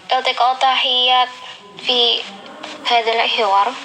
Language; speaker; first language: Arabic; non-native, learner; Indonesian